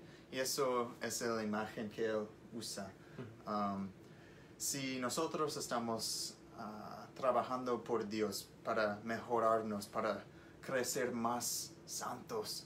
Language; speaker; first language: Spanish; non-native, learner; English